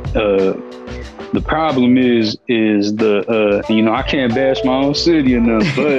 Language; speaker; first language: English; native; English